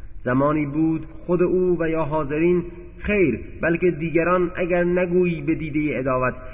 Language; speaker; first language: Persian; native; Persian